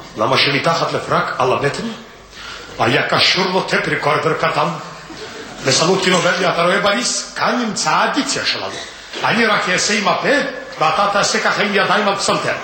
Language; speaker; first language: Hebrew; non-native, fluent; Russian